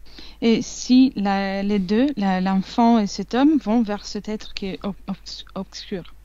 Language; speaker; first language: French; non-native, fluent; Italian